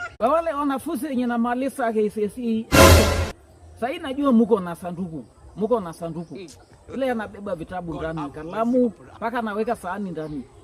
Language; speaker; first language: Swahili; native; Swahili